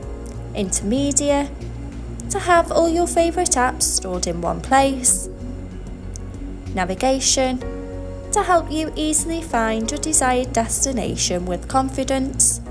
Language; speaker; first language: English; native; English